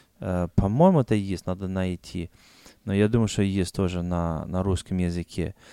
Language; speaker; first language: Russian; non-native, fluent; English